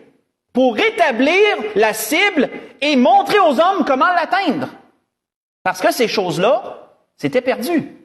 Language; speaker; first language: French; native; French